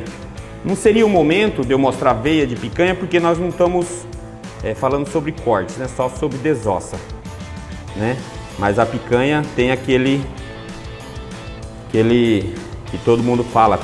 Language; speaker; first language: Portuguese; native; Portuguese